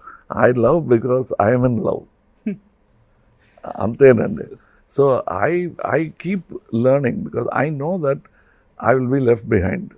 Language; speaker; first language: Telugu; non-native, local second language; Tamil